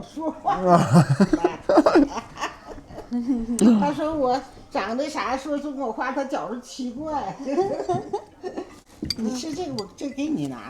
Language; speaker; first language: Chinese; native; Chinese